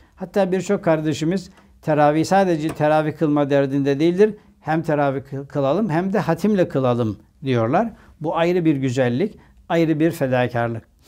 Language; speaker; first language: Turkish; native; Turkish